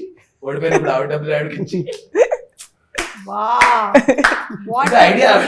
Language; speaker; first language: Telugu; native; Telugu